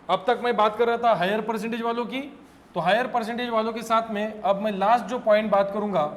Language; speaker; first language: Hindi; non-native, local second language; Marathi